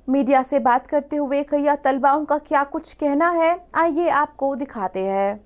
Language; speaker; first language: Urdu; non-native, local second language; Kashmiri